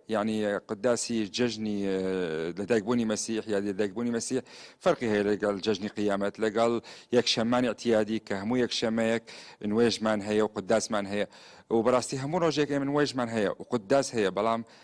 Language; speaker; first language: Central Kurdish; non-native, local second language; Syriac